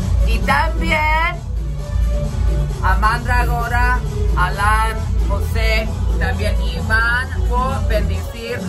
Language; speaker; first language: Spanish; early bilingual, heritage; English